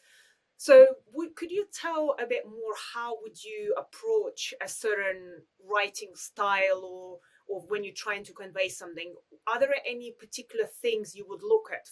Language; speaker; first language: English; non-native, fluent; Russian